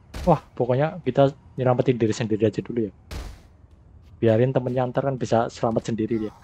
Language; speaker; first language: Indonesian; native; Indonesian